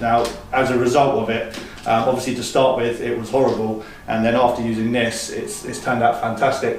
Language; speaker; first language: English; native; English